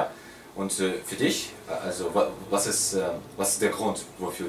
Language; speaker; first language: German; non-native, fluent; Russian